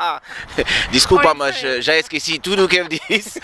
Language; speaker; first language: Portuguese; non-native, learner; French